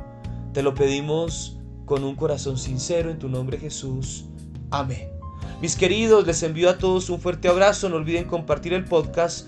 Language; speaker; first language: Spanish; native; Spanish